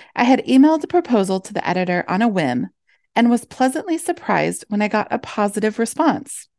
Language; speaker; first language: English; native; English